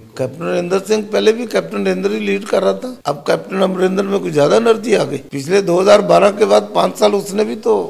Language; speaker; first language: Hindi; non-native, local second language; Punjabi